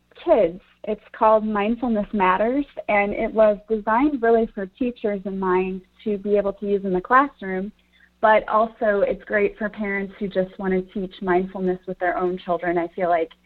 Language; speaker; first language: English; native; English